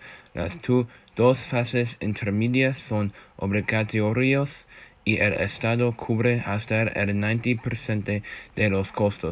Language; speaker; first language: Spanish; non-native, learner; English